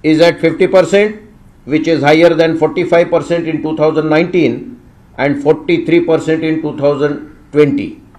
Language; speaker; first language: English; non-native, local second language; Marathi